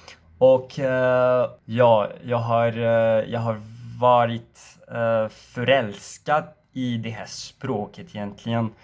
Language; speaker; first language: Swedish; non-native, learner; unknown